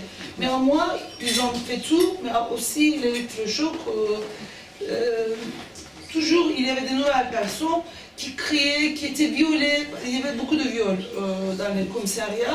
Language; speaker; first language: French; non-native, fluent; Turkish